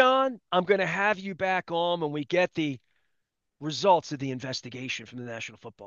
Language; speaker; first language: English; native; English